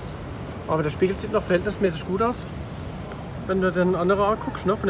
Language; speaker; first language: German; native; German